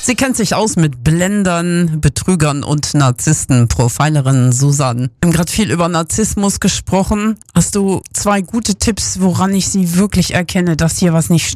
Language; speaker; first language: German; native; German